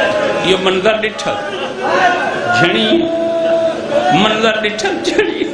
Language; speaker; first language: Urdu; non-native, local second language; Punjabi